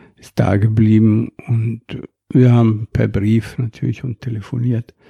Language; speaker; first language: German; non-native, fluent; Arabic